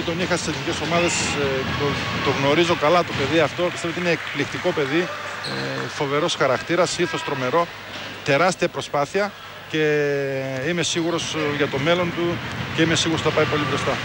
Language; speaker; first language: Greek; native; Greek